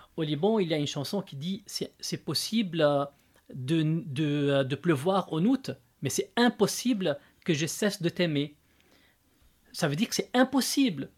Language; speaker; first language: French; non-native, local second language; Arabic